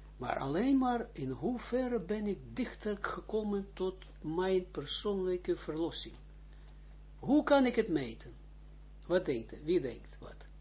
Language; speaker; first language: Dutch; non-native, fluent; Hebrew